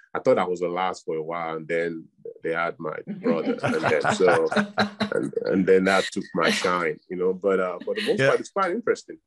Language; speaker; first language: English; non-native, local second language; Yoruba